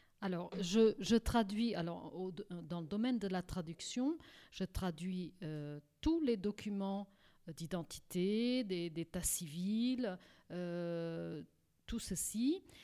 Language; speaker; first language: French; non-native, fluent; Portuguese